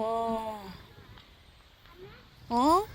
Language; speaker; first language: Korean; native; Korean